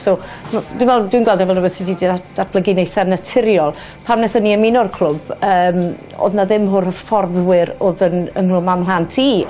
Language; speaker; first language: Welsh; native; Welsh